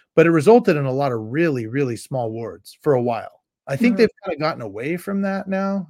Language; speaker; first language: English; native; English